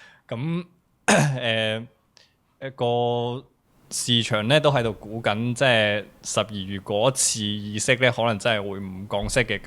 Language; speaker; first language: Cantonese; native; Cantonese